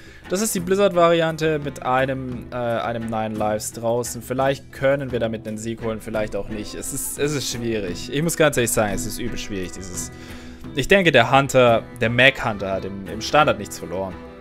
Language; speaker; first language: German; native; German